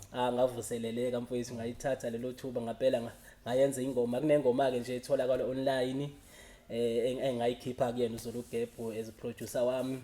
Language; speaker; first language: Zulu; native; Zulu